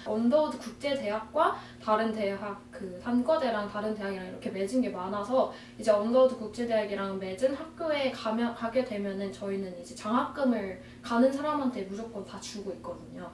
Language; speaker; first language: Korean; native; Korean